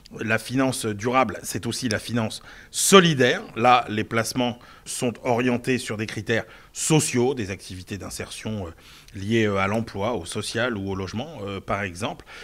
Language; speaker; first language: French; native; French